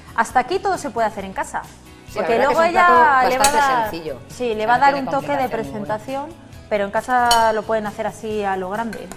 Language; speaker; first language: Spanish; native; Spanish